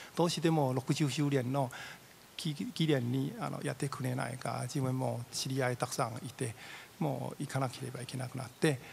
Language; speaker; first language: Japanese; non-native, fluent; Chinese